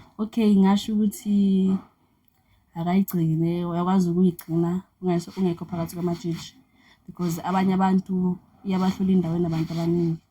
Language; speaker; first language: Zulu; non-native, local second language; Xhosa